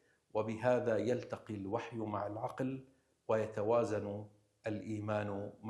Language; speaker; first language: Arabic; native; Arabic